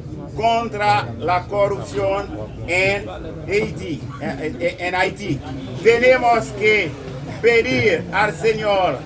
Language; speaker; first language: Spanish; non-native, learner; Haitian Creole